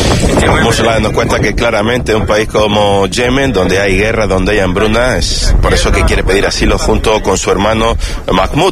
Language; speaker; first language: Spanish; native; Spanish